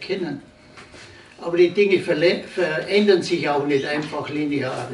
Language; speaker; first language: German; native; German